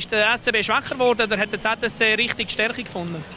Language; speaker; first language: German; native; German